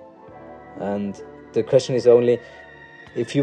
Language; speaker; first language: English; non-native, fluent; Swiss German